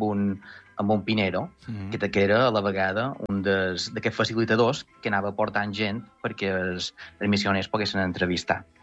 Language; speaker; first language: Catalan; native; Catalan